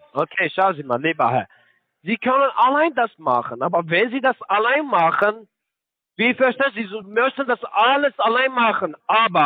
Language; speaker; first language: German; non-native, learner; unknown